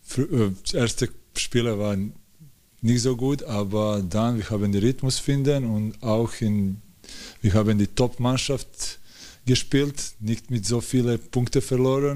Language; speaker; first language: German; non-native, fluent; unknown